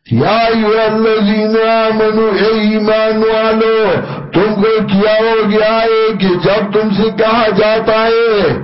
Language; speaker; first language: Urdu; non-native, local second language; Pashto